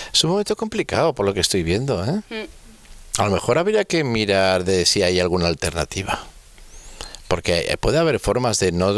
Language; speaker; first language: Spanish; native; Spanish